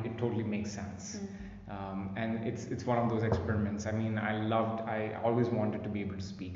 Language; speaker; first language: English; non-native, local second language; Telugu